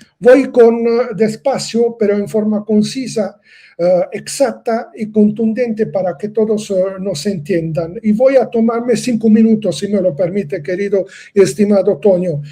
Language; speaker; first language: Spanish; non-native, fluent; Italian